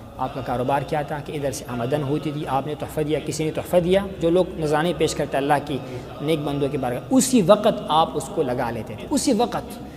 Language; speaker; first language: Urdu; non-native, local second language; Pashto